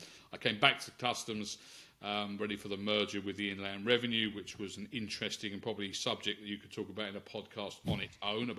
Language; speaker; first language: English; native; English